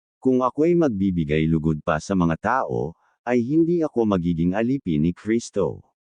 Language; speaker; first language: Filipino; non-native, local second language; Bikol